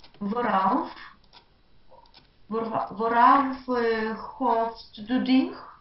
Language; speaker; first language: German; non-native, learner; Ukrainian